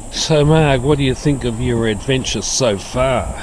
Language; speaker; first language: English; native; English